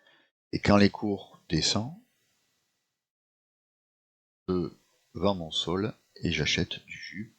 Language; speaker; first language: French; native; French